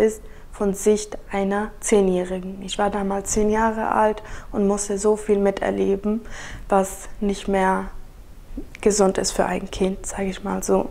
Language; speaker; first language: German; early bilingual, other home language; Kurdish